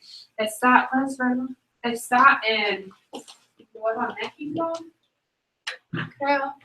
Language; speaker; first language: Spanish; non-native, fluent; English